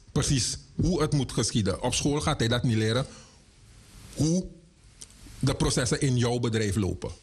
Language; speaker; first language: Dutch; native; Dutch